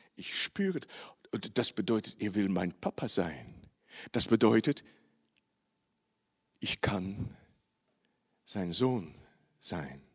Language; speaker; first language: German; non-native, learner; Dutch